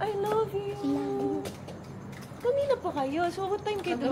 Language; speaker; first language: Filipino; native; Filipino